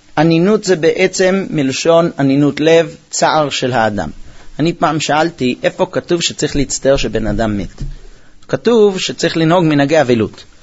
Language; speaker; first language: Hebrew; early bilingual, heritage; Hebrew